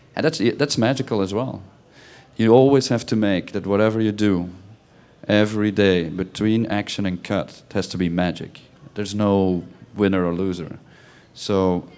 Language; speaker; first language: English; non-native, fluent; Dutch